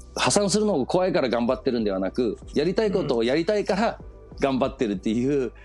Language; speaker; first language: Japanese; early bilingual, heritage; Danish